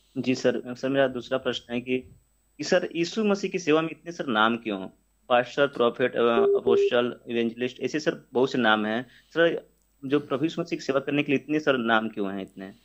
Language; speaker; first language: Hindi; native; Hindi